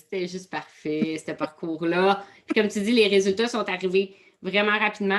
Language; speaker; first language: French; native; French